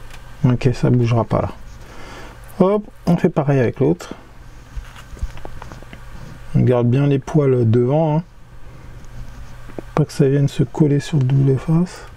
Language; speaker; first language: French; native; French